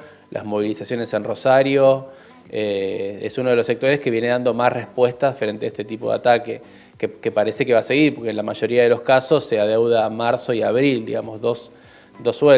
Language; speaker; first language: Spanish; native; Spanish